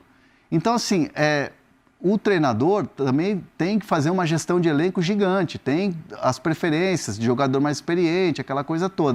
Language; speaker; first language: Portuguese; native; Portuguese